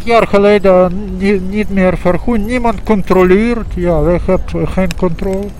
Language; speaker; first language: Dutch; non-native, learner; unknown